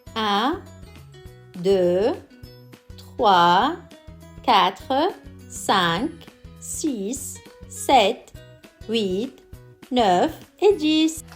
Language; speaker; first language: French; non-native, local second language; Arabic